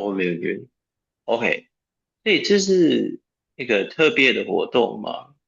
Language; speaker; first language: Chinese; non-native, fluent; English